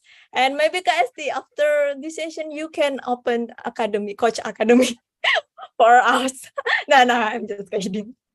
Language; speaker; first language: English; non-native, fluent; Indonesian